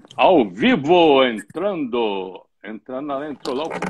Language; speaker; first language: Portuguese; native; Portuguese